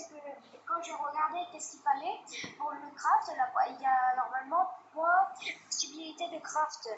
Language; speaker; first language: French; native; French